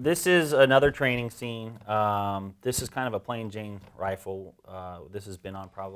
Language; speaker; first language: English; native; English